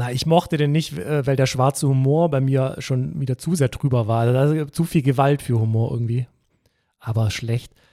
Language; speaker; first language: German; native; German